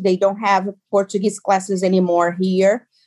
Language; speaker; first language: English; non-native, fluent; Portuguese